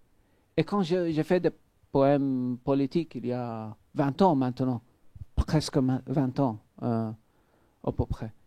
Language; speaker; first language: French; non-native, fluent; Maltese